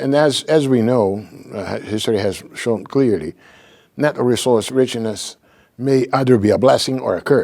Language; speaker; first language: English; non-native, fluent; Portuguese